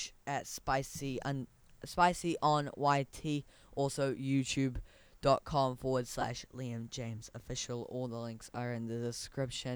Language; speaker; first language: English; native; English